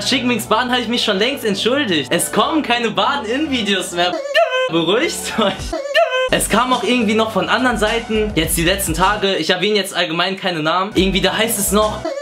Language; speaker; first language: German; early bilingual, other home language; Albanian